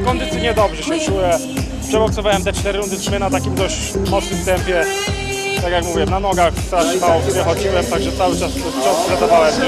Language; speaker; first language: Polish; native; Polish